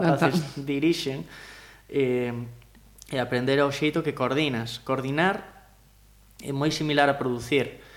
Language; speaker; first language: Galician; native; Galician